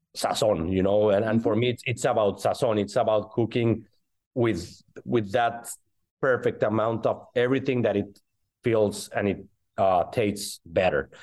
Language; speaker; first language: English; non-native, fluent; Spanish